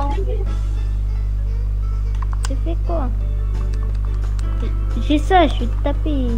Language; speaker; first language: French; native; French